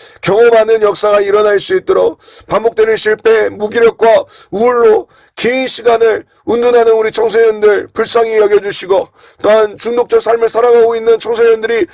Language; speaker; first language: Korean; native; Korean